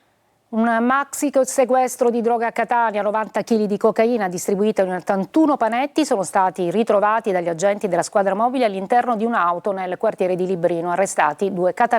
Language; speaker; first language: Italian; native; Italian